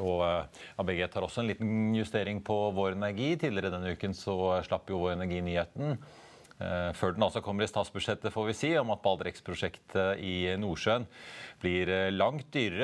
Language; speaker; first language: Norwegian; native; Norwegian